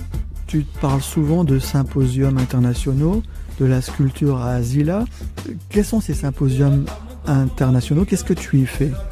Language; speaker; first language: French; native; French